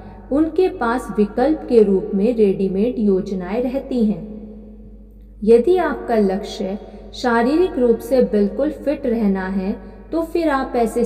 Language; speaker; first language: Hindi; native; Hindi